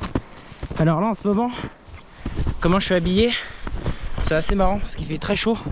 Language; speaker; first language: French; native; French